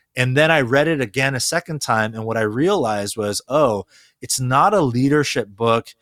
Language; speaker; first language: English; early bilingual, other home language; Korean